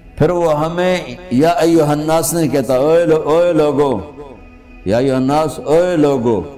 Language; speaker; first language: Urdu; non-native, local second language; Punjabi